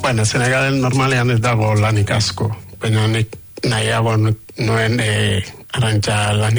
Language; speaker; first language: Basque; non-native, learner; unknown